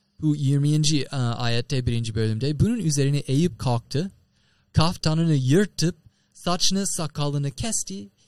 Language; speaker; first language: Turkish; non-native, fluent; English